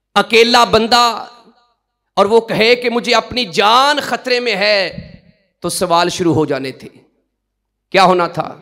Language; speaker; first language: Urdu; non-native, local second language; Punjabi